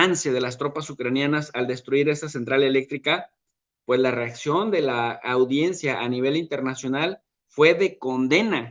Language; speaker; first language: Spanish; native; Spanish